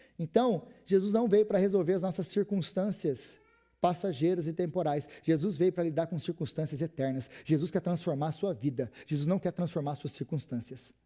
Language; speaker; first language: Portuguese; native; Portuguese